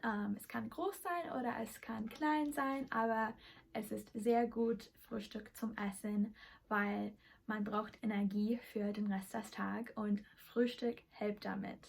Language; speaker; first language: German; non-native, learner; English